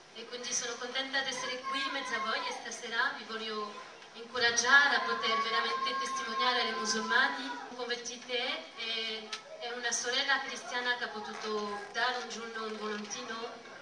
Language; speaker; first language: Italian; non-native, fluent; French